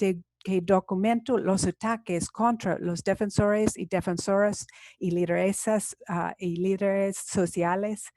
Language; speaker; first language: Spanish; non-native, fluent; English